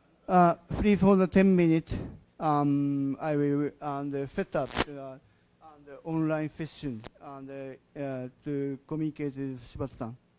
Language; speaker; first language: English; non-native, learner; Japanese